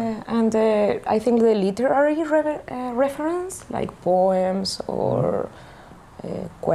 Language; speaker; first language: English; non-native, learner; Spanish